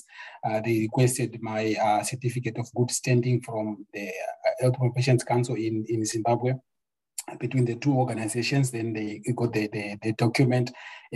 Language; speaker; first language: English; non-native, local second language; Shona